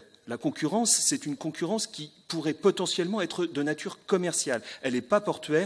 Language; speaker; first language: French; native; French